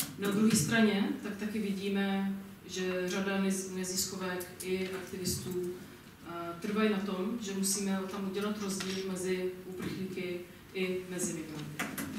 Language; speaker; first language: Czech; non-native, fluent; English